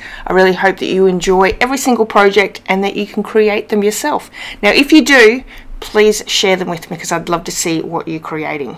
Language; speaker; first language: English; native; English